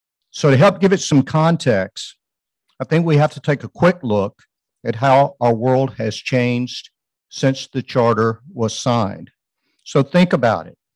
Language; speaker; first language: English; native; English